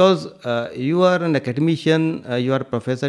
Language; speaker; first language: English; non-native, local second language; Hindi